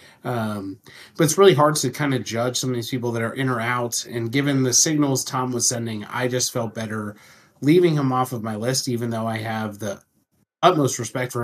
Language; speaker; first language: English; native; English